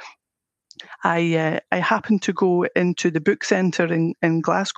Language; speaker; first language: English; native; English